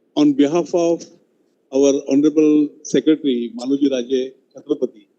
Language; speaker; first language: English; non-native, local second language; Marathi